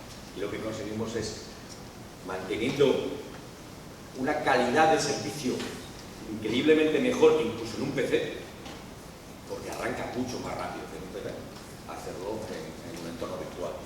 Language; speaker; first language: Spanish; native; Spanish